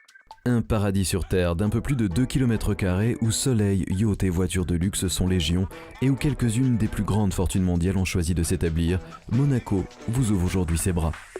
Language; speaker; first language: French; native; French